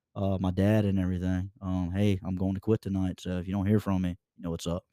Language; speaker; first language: English; native; English